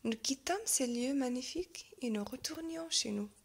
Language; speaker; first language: French; non-native, local second language; Arabic